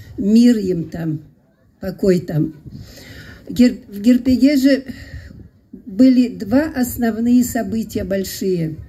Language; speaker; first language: Russian; non-native, local second language; Karachay-Balkar